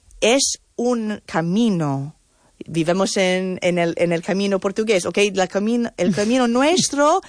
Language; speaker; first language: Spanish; non-native, fluent; English